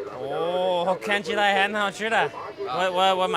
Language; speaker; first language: Chinese; non-native, learner; English